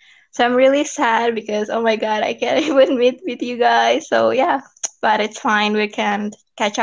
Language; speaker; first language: English; non-native, fluent; Indonesian